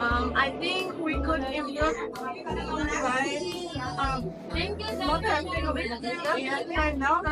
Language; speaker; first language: English; non-native, learner; Indonesian